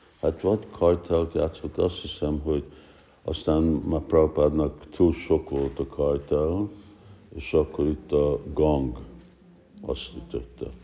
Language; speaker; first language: Hungarian; early bilingual, heritage; Hungarian